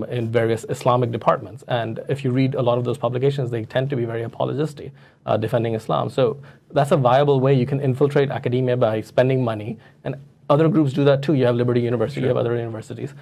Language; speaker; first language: English; non-native, local second language; Urdu